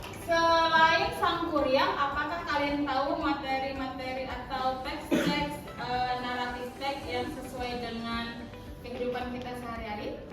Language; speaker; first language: Indonesian; native; Indonesian